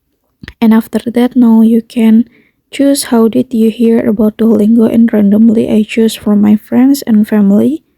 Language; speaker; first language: English; non-native, fluent; Indonesian